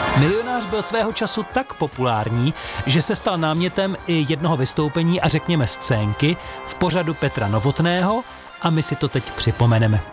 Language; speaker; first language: Czech; native; Czech